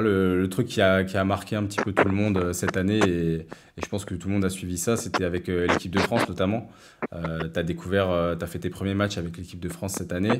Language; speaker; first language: French; native; French